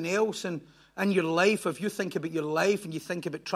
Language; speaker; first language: English; native; English